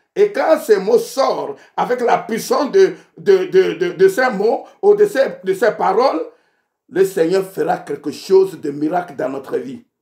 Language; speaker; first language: French; non-native, local second language; Ewe